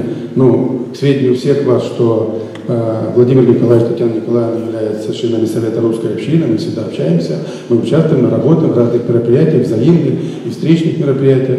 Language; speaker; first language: Russian; native; Russian